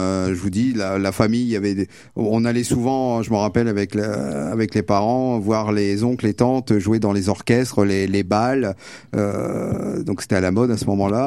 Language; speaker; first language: French; native; French